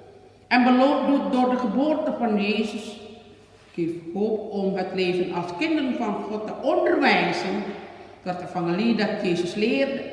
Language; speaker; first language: Dutch; non-native, learner; Indonesian